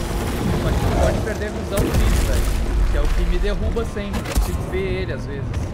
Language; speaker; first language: Portuguese; native; Portuguese